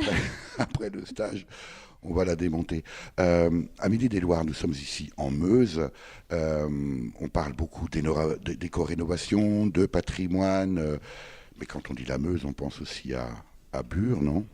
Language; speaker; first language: French; native; French